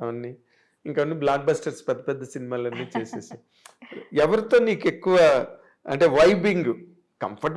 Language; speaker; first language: Telugu; native; Telugu